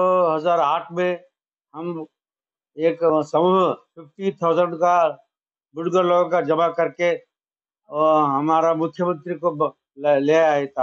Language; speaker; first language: Hindi; non-native, local second language; Kannada